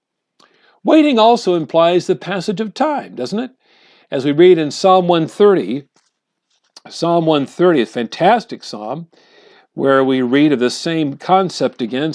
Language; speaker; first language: English; native; English